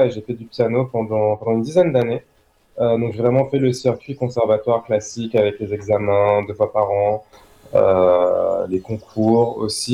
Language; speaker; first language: French; native; French